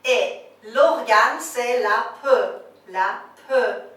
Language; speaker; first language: French; non-native, fluent; Persian